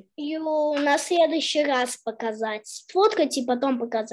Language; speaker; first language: Russian; early bilingual, heritage; Russian